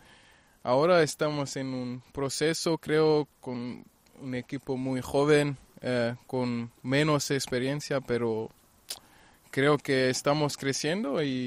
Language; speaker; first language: Spanish; non-native, fluent; German